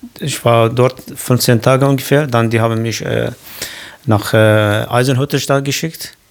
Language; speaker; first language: German; non-native, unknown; Kurdish